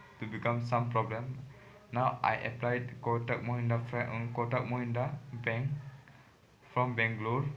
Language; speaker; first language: English; non-native, learner; Hindi